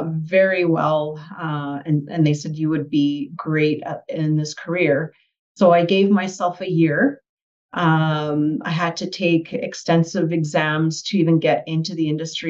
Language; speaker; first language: English; native; English